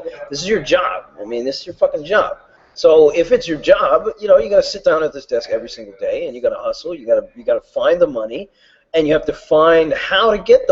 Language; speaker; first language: English; native; English